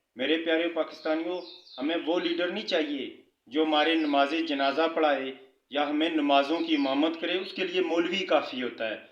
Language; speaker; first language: Urdu; non-native, local second language; Punjabi